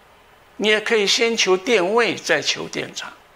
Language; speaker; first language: Chinese; native; Chinese